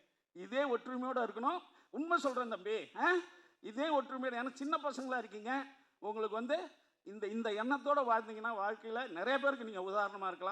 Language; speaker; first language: Tamil; native; Tamil